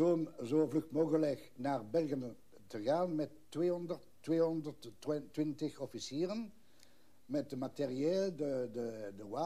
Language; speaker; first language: Dutch; non-native, local second language; French